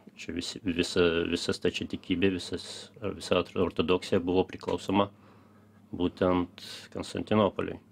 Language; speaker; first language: Lithuanian; early bilingual, heritage; Lithuanian